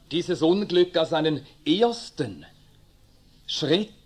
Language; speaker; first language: German; early bilingual, other home language; Swedish